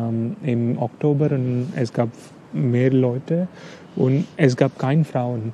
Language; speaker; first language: German; non-native, learner; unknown